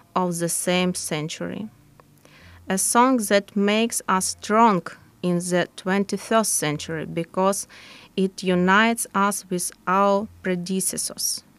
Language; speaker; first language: English; non-native, fluent; Ukrainian